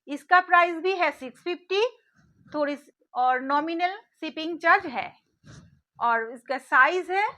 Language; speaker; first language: Hindi; non-native, local second language; Bangla